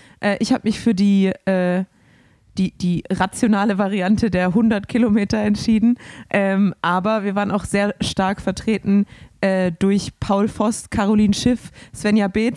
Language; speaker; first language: German; native; German